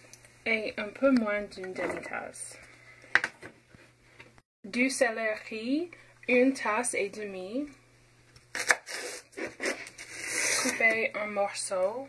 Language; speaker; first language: French; non-native, fluent; English